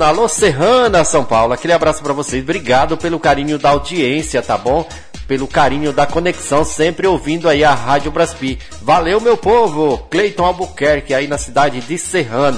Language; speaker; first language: Portuguese; native; Portuguese